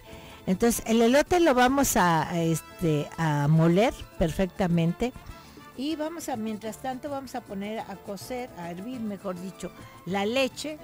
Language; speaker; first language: Spanish; native; Spanish